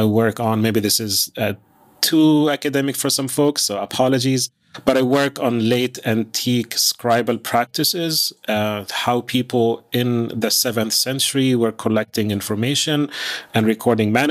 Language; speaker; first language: English; non-native, fluent; Arabic